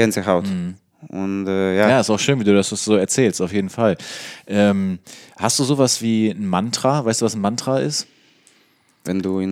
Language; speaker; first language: German; native; German